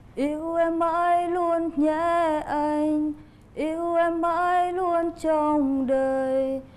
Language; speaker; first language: Vietnamese; native; Vietnamese